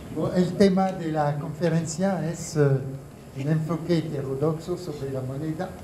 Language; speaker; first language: Spanish; non-native, learner; French